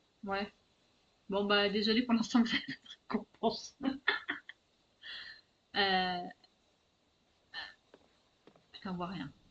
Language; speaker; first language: French; native; French